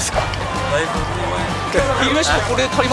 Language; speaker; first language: Japanese; native; Japanese